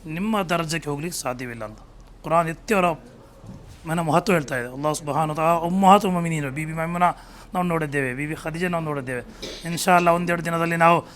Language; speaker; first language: Kannada; non-native, local second language; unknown